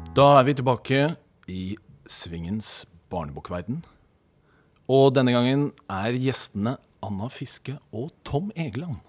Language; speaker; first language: Norwegian; native; Norwegian